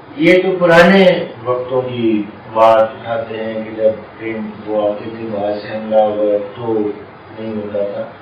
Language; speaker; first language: Urdu; non-native, local second language; Punjabi